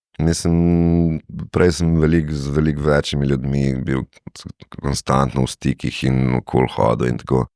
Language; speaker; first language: Slovenian; native; Slovenian